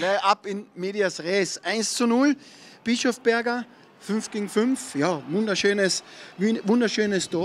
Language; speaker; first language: German; native; German